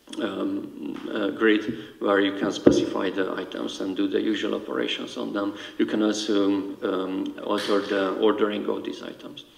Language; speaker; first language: English; non-native, fluent; Hungarian